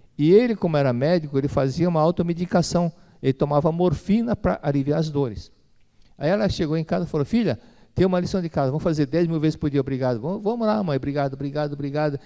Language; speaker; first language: Portuguese; native; Portuguese